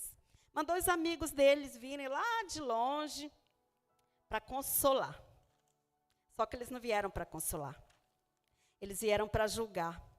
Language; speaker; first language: Portuguese; native; Portuguese